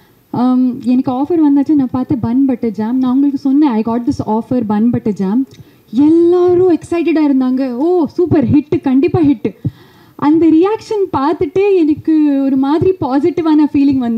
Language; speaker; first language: Tamil; non-native, fluent; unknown